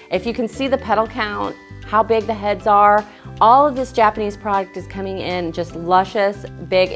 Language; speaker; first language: English; native; English